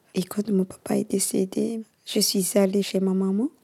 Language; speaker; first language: French; early bilingual, other home language; Somali